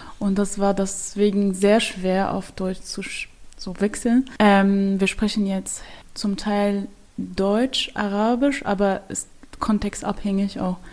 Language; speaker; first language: German; non-native, fluent; Arabic